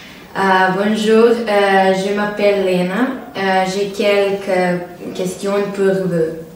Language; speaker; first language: French; non-native, learner; Serbian